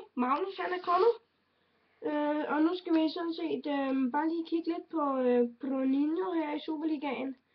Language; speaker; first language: Danish; native; Danish